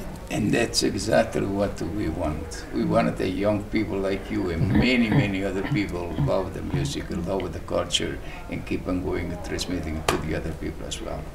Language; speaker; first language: English; early bilingual, other home language; Italian